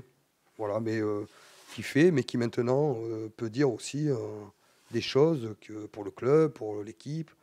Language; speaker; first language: French; native; French